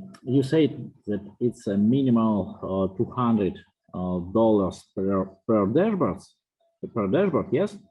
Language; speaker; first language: English; non-native, fluent; Russian